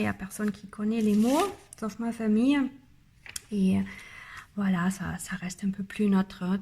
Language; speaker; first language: French; non-native, learner; German